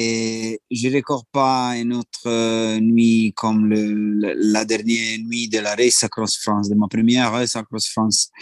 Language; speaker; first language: French; non-native, learner; Italian